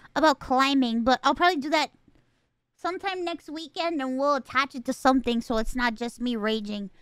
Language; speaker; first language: English; early bilingual, other home language; Spanish